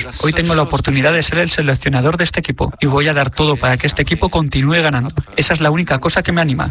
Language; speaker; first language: Spanish; non-native, fluent; French